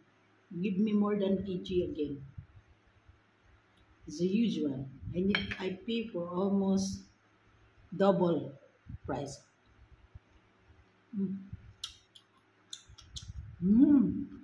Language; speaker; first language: English; non-native, local second language; Filipino